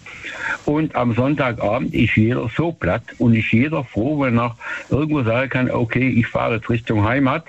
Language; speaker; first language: German; native; German